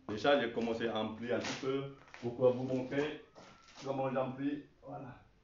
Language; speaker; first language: French; non-native, learner; Chinese